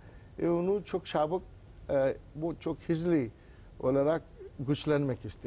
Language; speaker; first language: Turkish; non-native, learner; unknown